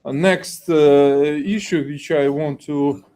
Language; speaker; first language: English; non-native, fluent; Ukrainian